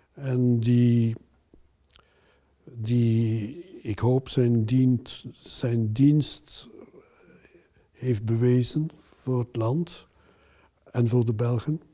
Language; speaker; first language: Dutch; non-native, local second language; French